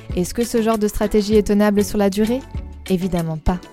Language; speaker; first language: French; native; French